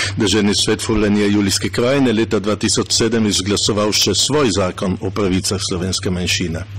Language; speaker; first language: Slovenian; native; Slovenian